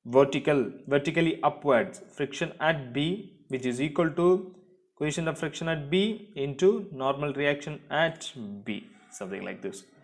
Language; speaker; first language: English; non-native, local second language; Tamil